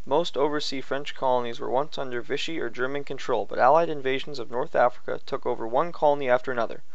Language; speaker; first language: English; native; English